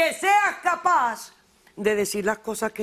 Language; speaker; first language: Spanish; native; Spanish